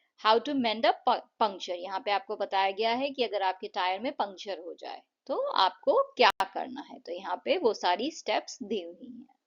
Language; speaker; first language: Hindi; native; Hindi